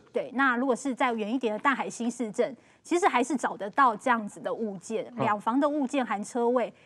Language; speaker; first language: Chinese; native; Chinese